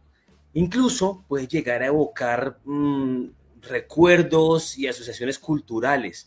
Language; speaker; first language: Spanish; native; Spanish